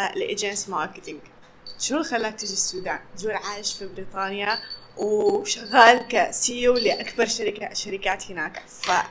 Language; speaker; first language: Arabic; native; Arabic